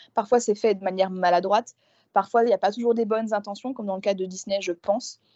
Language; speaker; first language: French; native; French